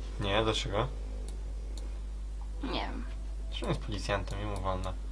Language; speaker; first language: Polish; native; Polish